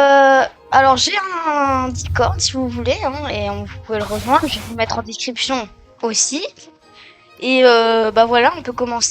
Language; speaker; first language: French; native; French